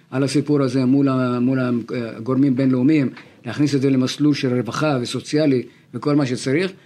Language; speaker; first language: Hebrew; non-native, local second language; Arabic